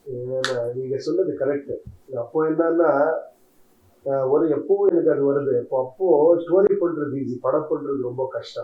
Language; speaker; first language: Tamil; non-native, learner; Kannada